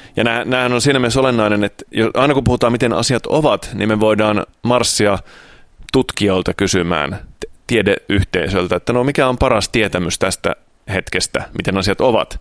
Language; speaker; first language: Finnish; early bilingual, other home language; Italian